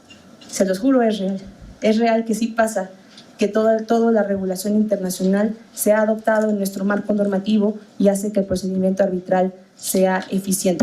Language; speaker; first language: Spanish; native; Spanish